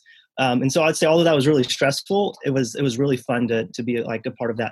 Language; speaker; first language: English; native; English